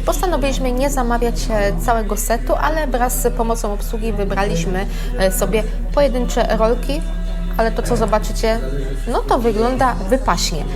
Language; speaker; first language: Polish; native; Polish